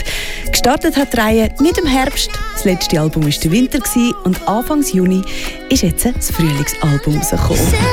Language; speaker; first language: German; native; German